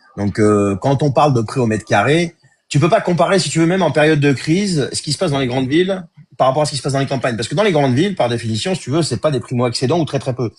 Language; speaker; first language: French; early bilingual, other home language; Arabic